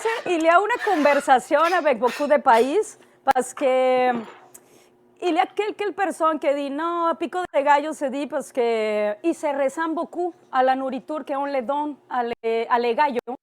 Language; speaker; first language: French; non-native, learner; Spanish